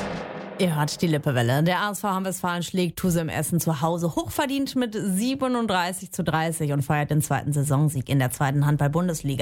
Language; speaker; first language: German; native; German